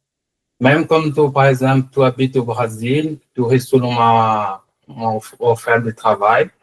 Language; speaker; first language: French; non-native, learner; Portuguese